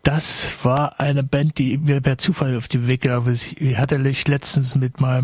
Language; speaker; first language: German; native; German